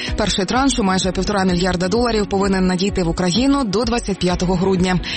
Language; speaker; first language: Ukrainian; native; Ukrainian